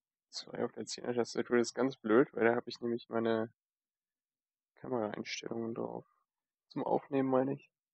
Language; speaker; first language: German; native; German